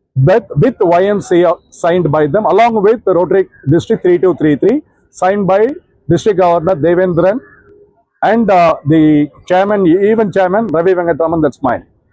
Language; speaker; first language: English; non-native, local second language; Tamil